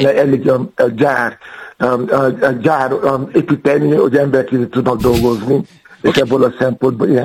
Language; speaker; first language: Hungarian; non-native, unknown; Yoruba